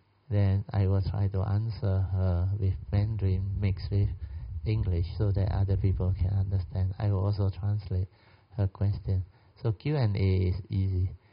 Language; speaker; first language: English; non-native, local second language; Min Nan Chinese